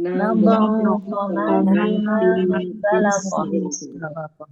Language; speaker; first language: Arabic; non-native, learner; Indonesian